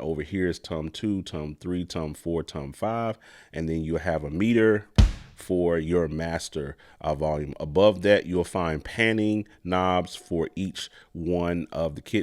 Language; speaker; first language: English; native; English